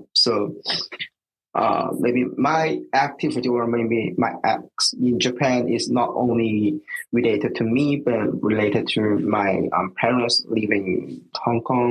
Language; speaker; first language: English; non-native, local second language; Cantonese